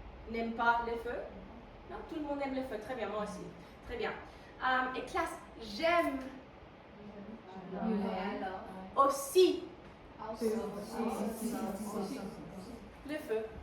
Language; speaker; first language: French; non-native, fluent; Spanish